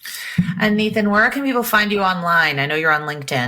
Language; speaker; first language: English; native; English